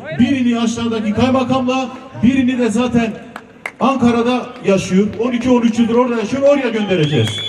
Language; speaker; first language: Turkish; non-native, local second language; Kurdish